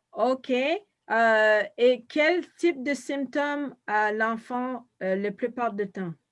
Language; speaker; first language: French; non-native, fluent; English